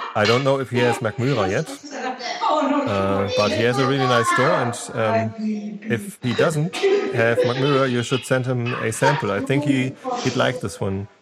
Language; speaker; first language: English; non-native, fluent; German